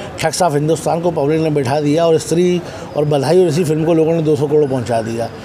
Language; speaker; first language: Hindi; native; Hindi